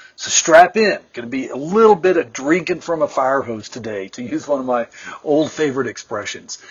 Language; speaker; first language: English; native; English